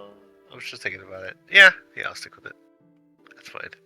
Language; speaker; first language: English; native; English